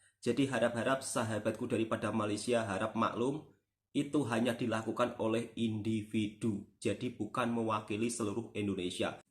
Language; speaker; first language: Indonesian; native; Indonesian